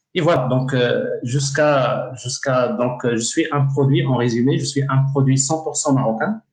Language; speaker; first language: French; non-native, local second language; Tachelhit